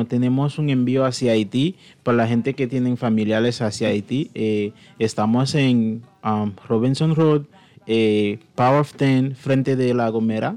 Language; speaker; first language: Spanish; non-native, fluent; Haitian Creole